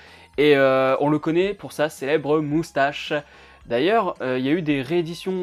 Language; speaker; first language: French; native; French